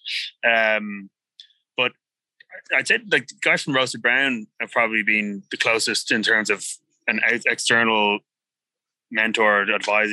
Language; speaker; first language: English; native; English